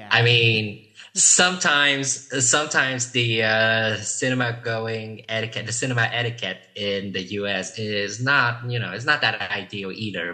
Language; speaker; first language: English; non-native, fluent; Vietnamese